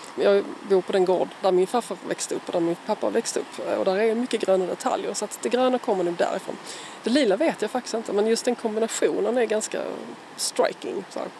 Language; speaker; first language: Swedish; native; Swedish